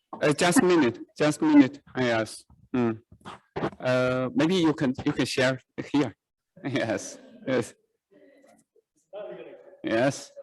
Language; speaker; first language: English; non-native, learner; Chinese